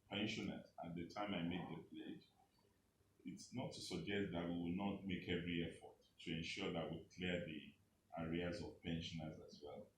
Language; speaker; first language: English; non-native, local second language; Yoruba